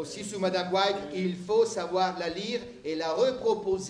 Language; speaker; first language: French; native; French